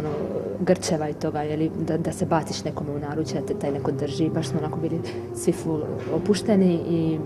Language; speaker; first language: Bosnian; native; Bosnian